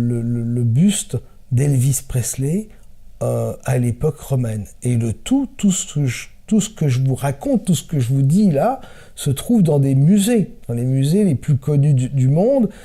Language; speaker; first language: French; native; French